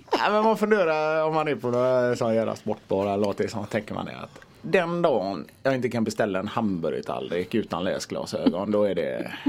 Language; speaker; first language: Swedish; native; Swedish